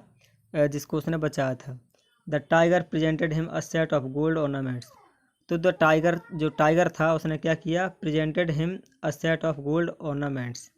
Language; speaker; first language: Hindi; native; Hindi